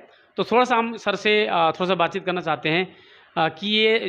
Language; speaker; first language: Hindi; native; Hindi